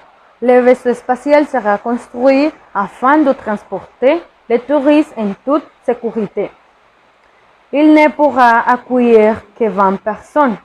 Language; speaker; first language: French; non-native, learner; Spanish